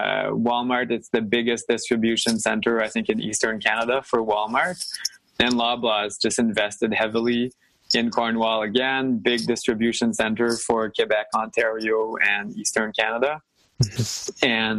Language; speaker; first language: English; non-native, fluent; French